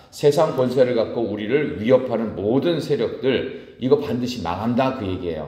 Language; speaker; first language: Korean; native; Korean